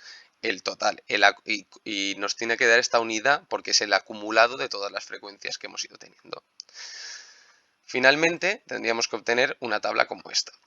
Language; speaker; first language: Spanish; native; Spanish